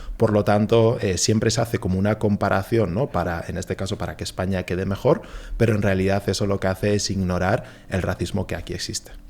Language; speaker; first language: Spanish; early bilingual, other home language; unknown